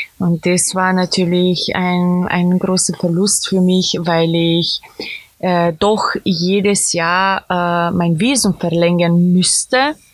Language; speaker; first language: German; non-native, fluent; Serbian